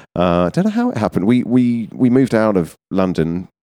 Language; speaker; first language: English; native; English